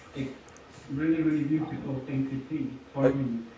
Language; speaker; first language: English; non-native, fluent; Hungarian